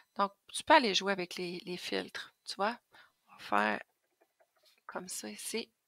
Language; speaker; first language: French; native; French